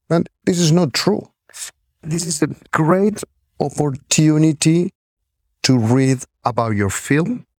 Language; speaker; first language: English; non-native, fluent; Spanish